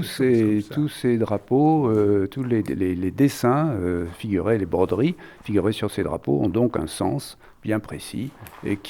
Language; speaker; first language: French; native; French